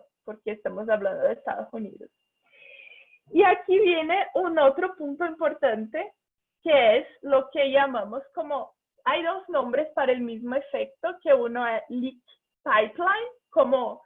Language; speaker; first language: Spanish; non-native, fluent; Portuguese